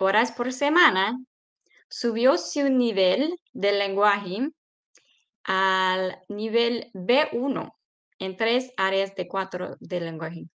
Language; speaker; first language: Spanish; non-native, fluent; English